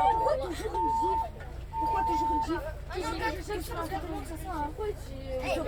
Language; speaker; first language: French; native; French